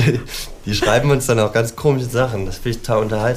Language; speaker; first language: German; native; German